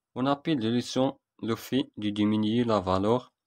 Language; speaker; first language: French; non-native, local second language; Arabic